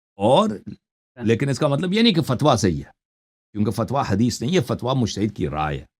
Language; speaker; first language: Urdu; non-native, fluent; Persian